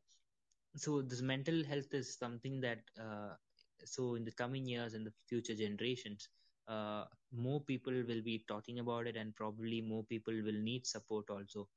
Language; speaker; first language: English; non-native, local second language; Malayalam